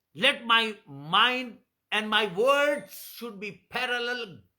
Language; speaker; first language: English; non-native, local second language; Hindi